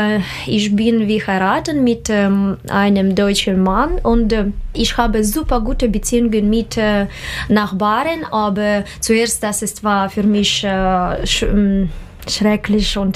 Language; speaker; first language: German; non-native, learner; Russian